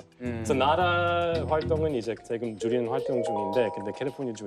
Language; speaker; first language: Korean; non-native, fluent; English